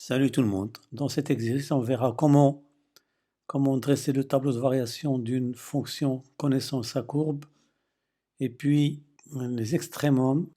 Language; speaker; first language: French; non-native, local second language; Arabic